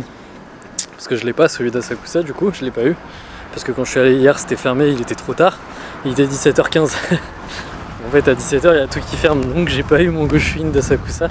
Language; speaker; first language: French; native; French